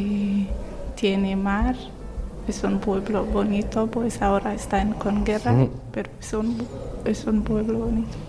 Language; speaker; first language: Spanish; non-native, learner; Somali